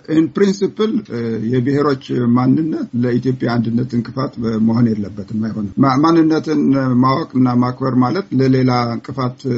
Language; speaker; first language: Amharic; non-native, local second language; Tigrinya